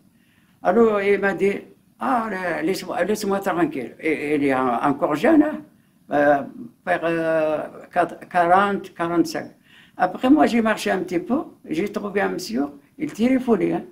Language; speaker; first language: French; non-native, learner; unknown